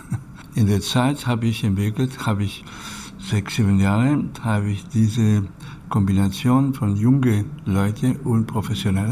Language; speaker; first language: German; non-native, learner; Catalan